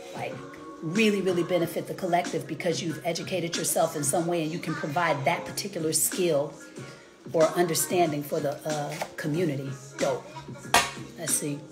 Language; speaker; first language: English; native; English